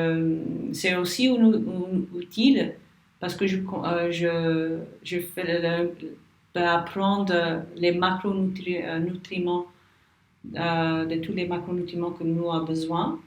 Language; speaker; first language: French; non-native, learner; English